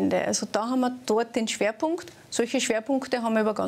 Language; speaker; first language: German; native; German